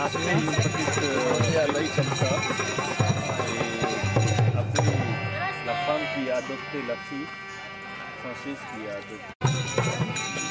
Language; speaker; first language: French; non-native, learner; Hindi